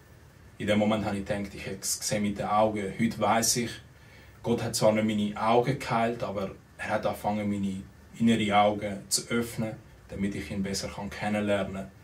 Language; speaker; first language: German; early bilingual, other home language; Spanish